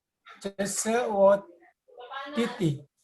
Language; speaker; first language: Chinese; non-native, learner; Indonesian